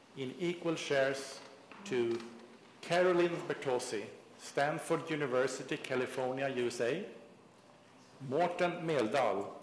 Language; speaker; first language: English; non-native, fluent; Swedish